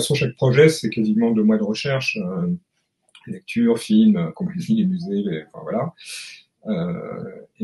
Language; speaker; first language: French; native; French